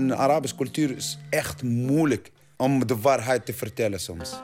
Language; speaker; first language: Dutch; non-native, learner; Arabic